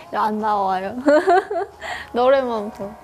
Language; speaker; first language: Korean; non-native, fluent; Chinese